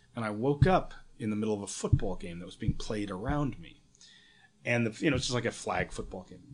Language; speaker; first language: English; native; English